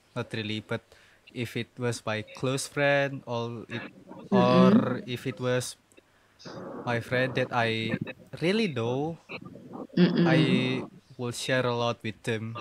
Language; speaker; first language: English; non-native, learner; Indonesian